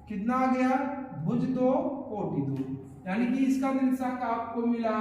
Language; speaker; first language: Hindi; native; Hindi